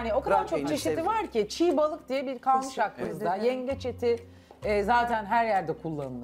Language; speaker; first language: Turkish; native; Turkish